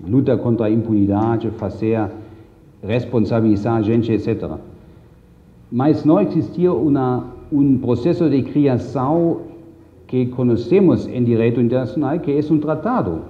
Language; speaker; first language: Portuguese; non-native, fluent; German